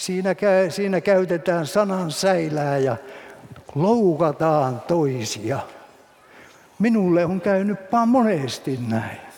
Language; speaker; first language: Finnish; native; Finnish